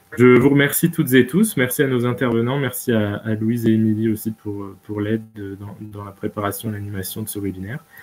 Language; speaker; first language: French; native; French